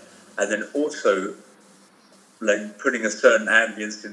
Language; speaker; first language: English; native; English